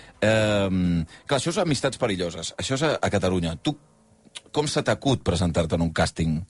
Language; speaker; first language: Catalan; native; Catalan